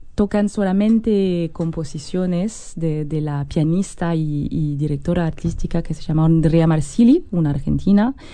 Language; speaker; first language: Spanish; non-native, fluent; French